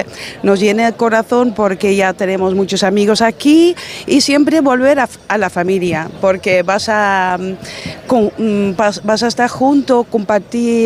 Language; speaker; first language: Spanish; non-native, fluent; Dutch